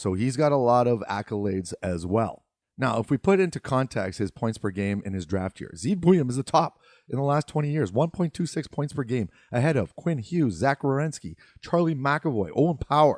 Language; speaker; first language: English; native; English